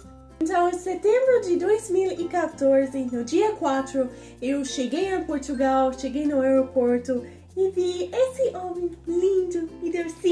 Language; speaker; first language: Portuguese; non-native, fluent; English